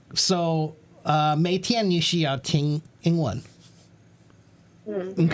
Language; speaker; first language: Chinese; non-native, learner; English